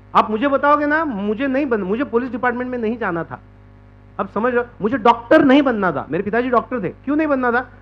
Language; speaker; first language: Hindi; non-native, local second language; Marathi